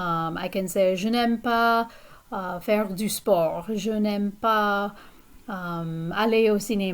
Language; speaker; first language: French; non-native, fluent; English